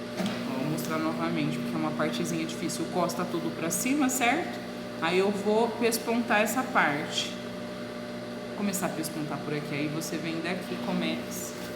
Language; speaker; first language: Portuguese; native; Portuguese